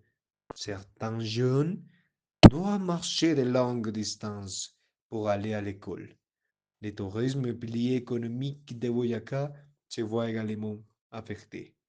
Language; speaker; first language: French; non-native, learner; Spanish